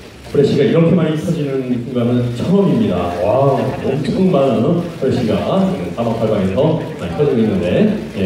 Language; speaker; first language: Korean; native; Korean